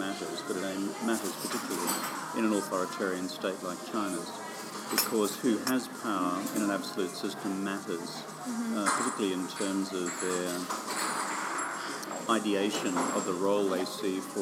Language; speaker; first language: English; native; English